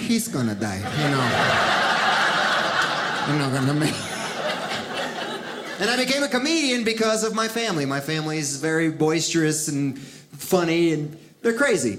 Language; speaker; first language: English; early bilingual, other home language; Spanish